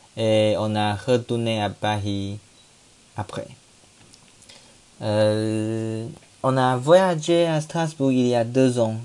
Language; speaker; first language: French; non-native, learner; Chinese